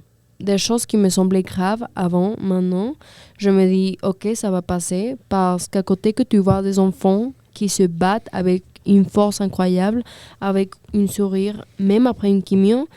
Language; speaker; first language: French; non-native, fluent; Spanish